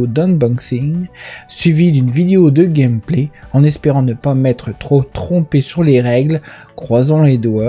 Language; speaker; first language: French; native; French